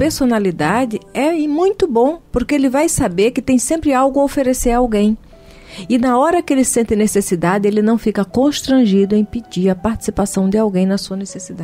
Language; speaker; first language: Portuguese; native; Portuguese